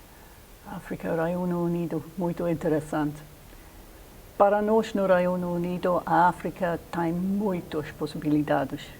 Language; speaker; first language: Portuguese; non-native, fluent; English